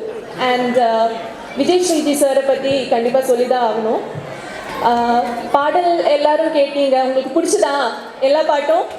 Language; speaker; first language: Tamil; non-native, fluent; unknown